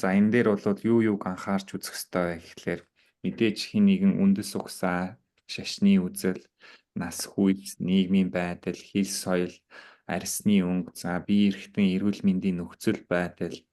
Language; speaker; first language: Mongolian; native; Mongolian